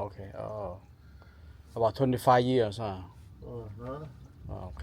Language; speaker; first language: English; non-native, fluent; Lao